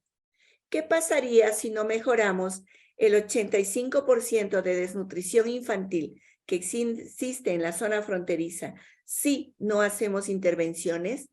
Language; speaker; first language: Spanish; native; Spanish